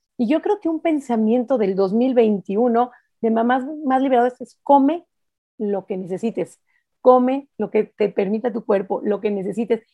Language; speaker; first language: Spanish; native; Spanish